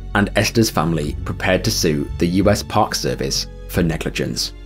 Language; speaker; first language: English; native; English